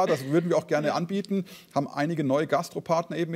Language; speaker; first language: German; native; German